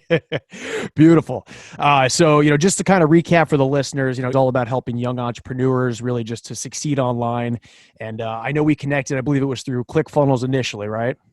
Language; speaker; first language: English; native; English